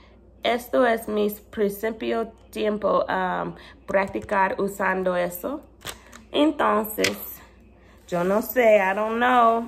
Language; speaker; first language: Spanish; non-native, learner; English